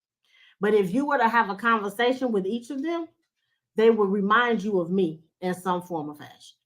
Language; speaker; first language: English; native; English